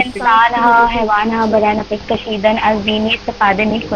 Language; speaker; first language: Persian; non-native, learner; Urdu